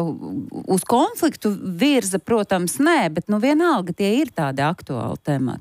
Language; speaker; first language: Latvian; native; Latvian